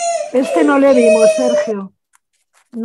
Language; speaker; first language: Spanish; native; Spanish